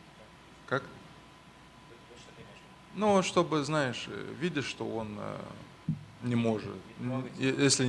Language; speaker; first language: Russian; non-native, local second language; Romanian